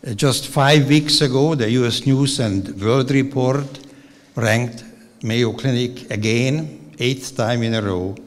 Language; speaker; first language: English; non-native, fluent; Hungarian